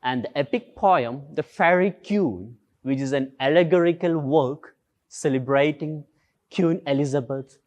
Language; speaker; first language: English; non-native, local second language; Malayalam